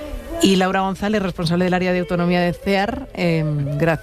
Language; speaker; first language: Spanish; native; Spanish